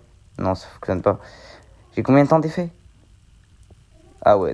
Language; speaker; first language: French; native; French